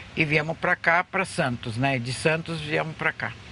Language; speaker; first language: Portuguese; non-native, fluent; Russian